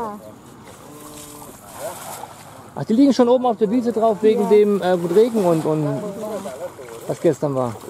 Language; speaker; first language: German; native; German